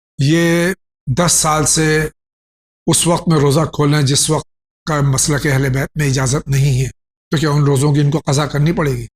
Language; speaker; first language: Urdu; native; Urdu